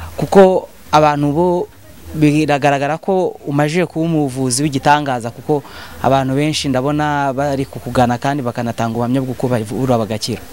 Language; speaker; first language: Kinyarwanda; native; Kinyarwanda